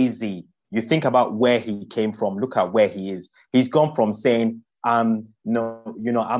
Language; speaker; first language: English; non-native, local second language; Yoruba